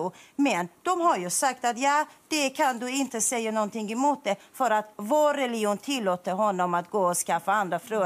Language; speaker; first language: Swedish; non-native, fluent; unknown